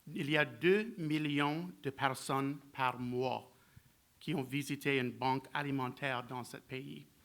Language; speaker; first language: French; non-native, learner; English